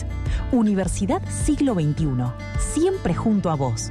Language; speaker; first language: Spanish; native; Spanish